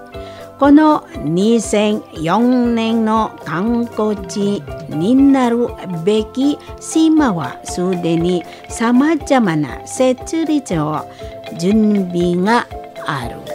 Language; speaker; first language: Japanese; non-native, fluent; Indonesian